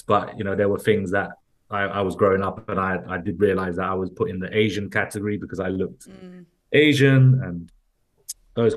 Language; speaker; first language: English; native; English